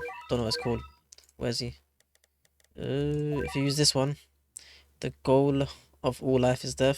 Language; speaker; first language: English; native; English